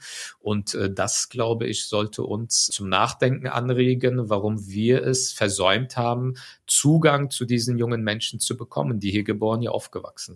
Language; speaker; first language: German; early bilingual, other home language; Turkish